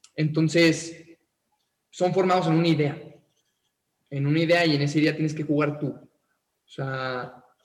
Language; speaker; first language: Spanish; native; Spanish